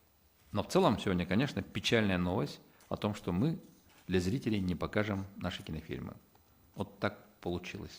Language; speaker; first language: Russian; native; Russian